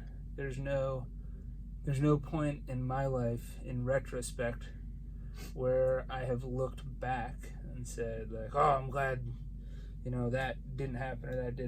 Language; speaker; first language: English; native; English